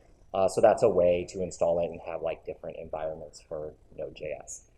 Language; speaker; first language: English; native; English